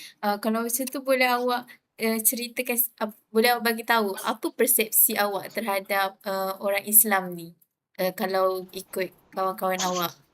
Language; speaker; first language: Malay; native; Malay